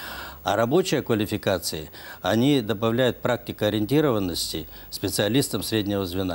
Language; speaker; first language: Russian; native; Russian